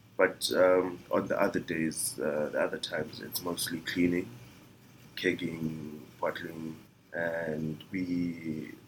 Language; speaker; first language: English; non-native, local second language; Shona